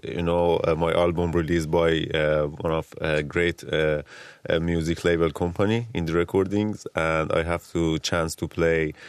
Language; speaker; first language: English; non-native, learner; Persian